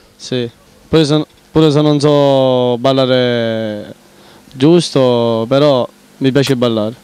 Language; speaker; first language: Italian; native; Italian